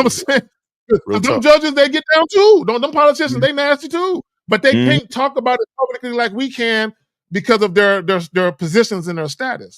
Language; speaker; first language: English; native; English